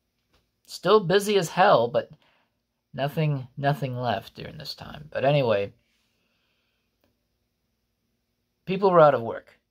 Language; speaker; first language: English; native; English